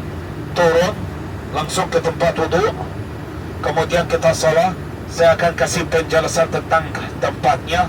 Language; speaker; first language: Indonesian; non-native, fluent; Arabic